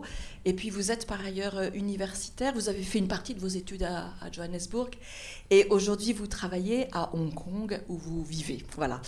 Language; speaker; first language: French; native; French